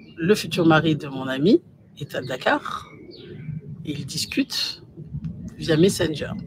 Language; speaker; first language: French; non-native, local second language; Bambara